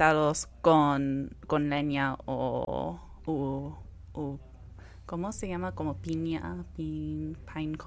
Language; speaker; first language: Spanish; non-native, fluent; English